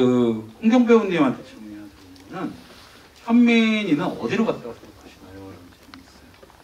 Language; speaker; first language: Korean; native; Korean